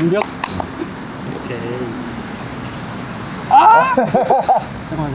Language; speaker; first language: Korean; non-native, fluent; Chinese